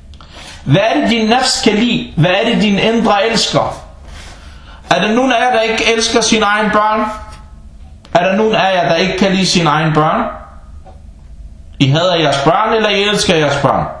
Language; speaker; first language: Danish; non-native, fluent; Arabic